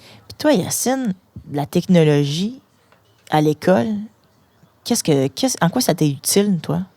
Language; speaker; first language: French; native; French